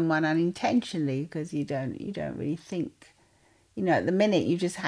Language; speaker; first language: English; native; English